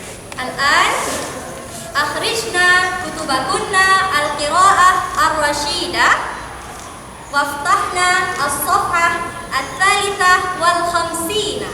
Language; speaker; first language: Arabic; non-native, fluent; Indonesian